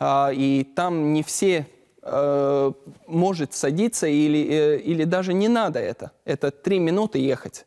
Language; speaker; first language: Russian; non-native, learner; Latvian